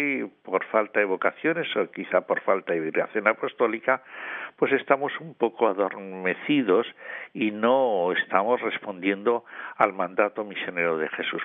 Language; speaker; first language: Spanish; native; Spanish